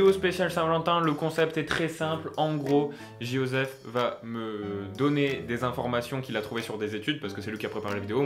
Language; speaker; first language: French; native; French